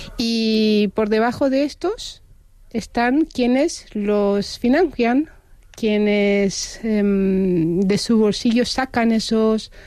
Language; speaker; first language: Spanish; non-native, fluent; Romanian